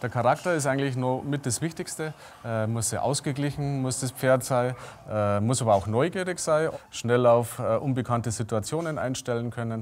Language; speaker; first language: German; native; German